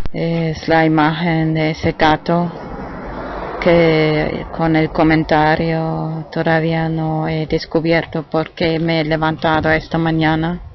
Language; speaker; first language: Spanish; non-native, fluent; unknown